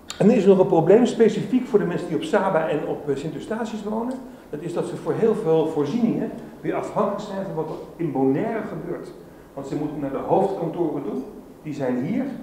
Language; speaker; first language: Dutch; native; Dutch